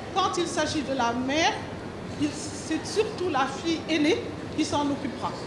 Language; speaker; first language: French; non-native, local second language; Wolof